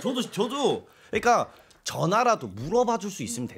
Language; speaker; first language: Korean; native; Korean